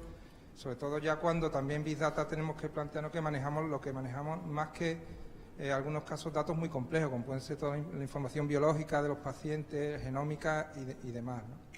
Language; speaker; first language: Spanish; native; Spanish